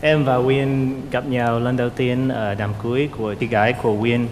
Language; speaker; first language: Vietnamese; non-native, fluent; English